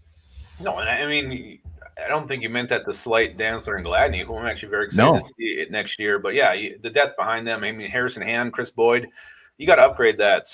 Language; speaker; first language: English; native; English